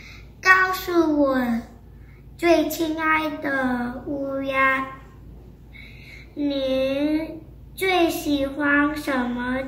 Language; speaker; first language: Chinese; early bilingual, heritage; Chinese